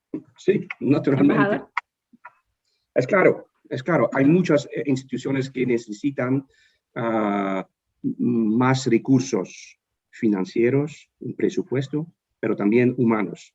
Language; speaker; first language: Spanish; non-native, fluent; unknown